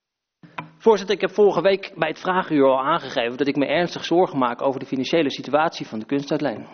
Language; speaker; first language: Dutch; native; Dutch